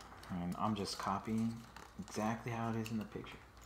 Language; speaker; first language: English; early bilingual, other home language; Spanish